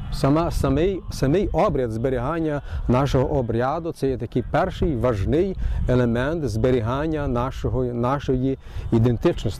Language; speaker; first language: Ukrainian; early bilingual, heritage; Ukrainian